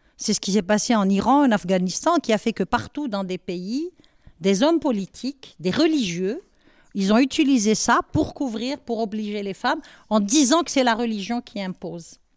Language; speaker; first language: French; non-native, local second language; Arabic